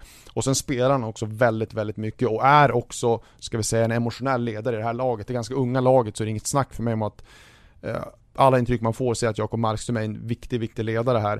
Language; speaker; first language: Swedish; native; Swedish